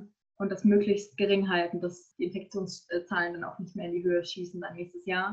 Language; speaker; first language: German; native; German